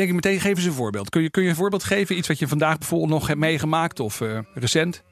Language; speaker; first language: Dutch; native; Dutch